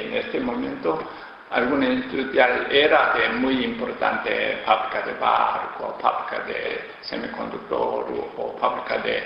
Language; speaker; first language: Spanish; non-native, learner; Korean